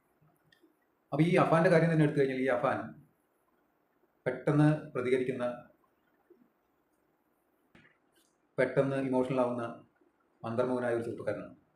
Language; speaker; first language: Malayalam; native; Malayalam